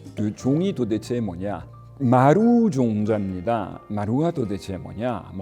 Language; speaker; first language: Korean; non-native, fluent; French